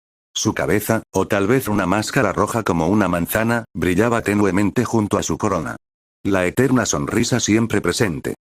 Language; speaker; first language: Spanish; native; Spanish